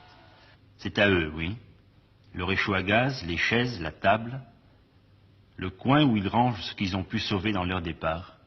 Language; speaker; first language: French; native; French